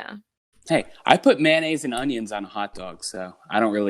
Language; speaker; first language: English; native; English